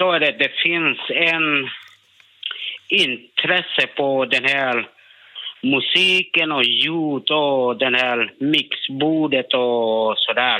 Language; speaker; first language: Swedish; non-native, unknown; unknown